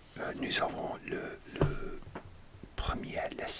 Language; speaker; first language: French; non-native, learner; English